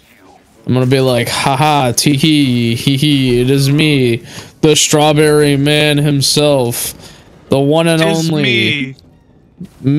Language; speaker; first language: English; native; English